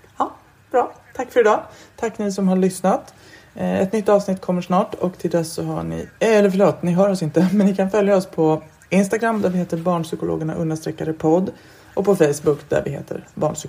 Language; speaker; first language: Swedish; native; Swedish